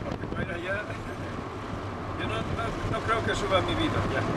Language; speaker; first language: Spanish; native; Spanish